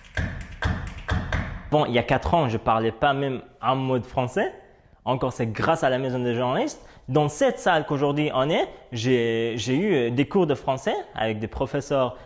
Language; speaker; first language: French; non-native, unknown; Persian